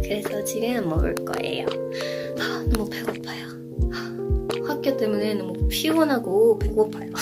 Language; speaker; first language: Korean; non-native, learner; English